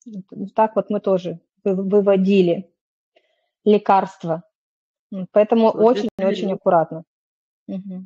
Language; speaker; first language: Russian; native; Russian